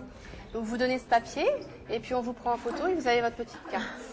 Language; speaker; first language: French; native; French